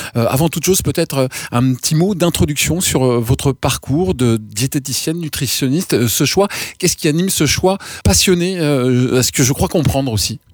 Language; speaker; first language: French; native; French